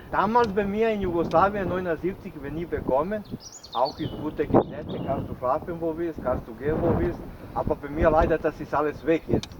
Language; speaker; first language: German; non-native, learner; Croatian